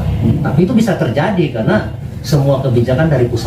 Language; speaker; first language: Indonesian; native; Indonesian